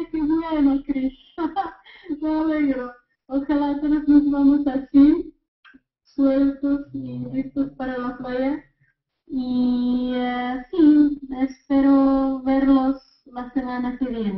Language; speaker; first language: Spanish; non-native, fluent; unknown